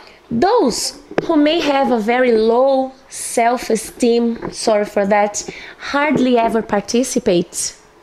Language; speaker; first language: English; non-native, fluent; Portuguese